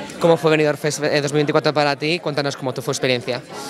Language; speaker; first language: Spanish; native; Spanish